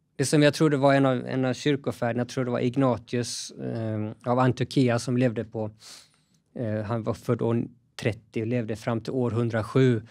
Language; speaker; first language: Swedish; native; Swedish